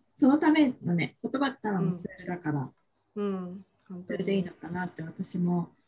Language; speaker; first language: Japanese; native; Japanese